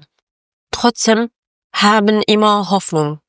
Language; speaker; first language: German; non-native, learner; Persian